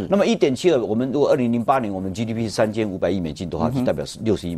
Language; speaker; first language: Chinese; native; Chinese